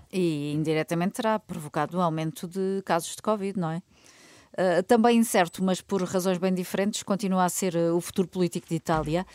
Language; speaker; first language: Portuguese; native; Portuguese